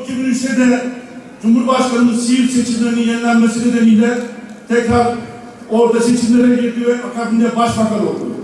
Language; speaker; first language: Turkish; native; Turkish